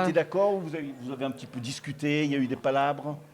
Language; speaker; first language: French; native; French